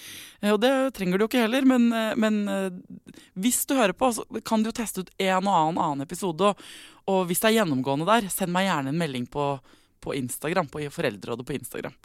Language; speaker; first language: Norwegian; native; Norwegian